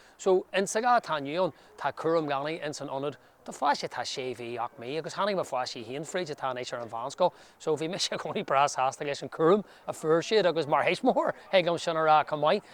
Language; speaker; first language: Irish; non-native, local second language; English